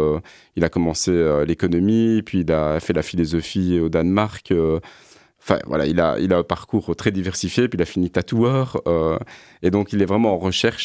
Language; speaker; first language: French; native; French